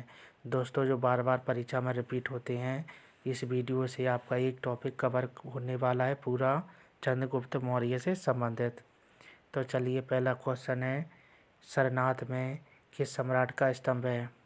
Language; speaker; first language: Hindi; native; Hindi